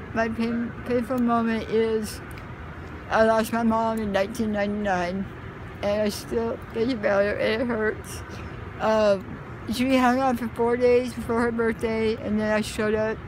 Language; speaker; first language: English; native; English